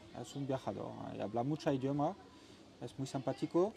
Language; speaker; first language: Spanish; non-native, learner; French